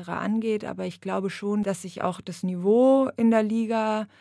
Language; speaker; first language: German; native; German